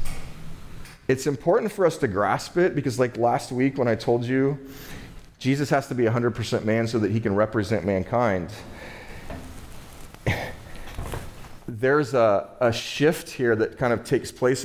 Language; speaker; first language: English; native; English